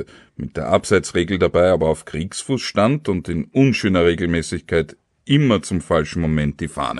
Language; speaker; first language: German; native; German